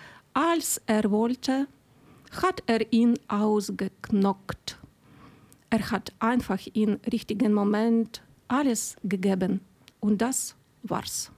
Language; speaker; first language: German; non-native, fluent; Ukrainian